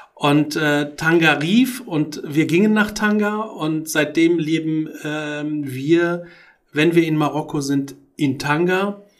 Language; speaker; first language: German; early bilingual, other home language; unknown